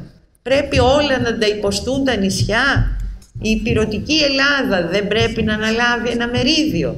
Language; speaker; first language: Greek; native; Greek